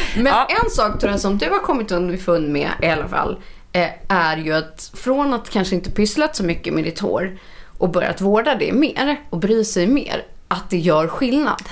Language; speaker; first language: Swedish; native; Swedish